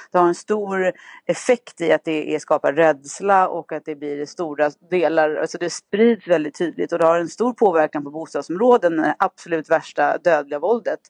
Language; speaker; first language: Swedish; native; Swedish